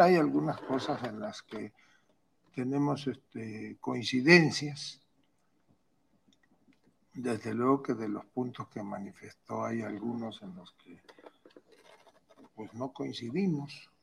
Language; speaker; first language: Spanish; native; Spanish